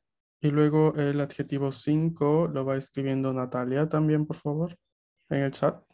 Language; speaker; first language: Spanish; native; Spanish